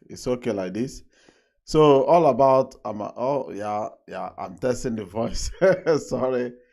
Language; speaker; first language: Nigerian Pidgin; non-native, local second language; Igbo